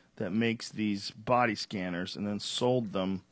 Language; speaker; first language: English; early bilingual, other home language; Italian